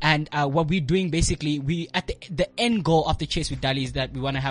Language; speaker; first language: English; non-native, local second language; Xhosa